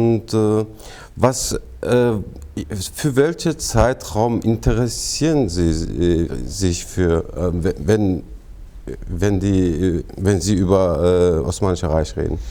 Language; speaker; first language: German; non-native, fluent; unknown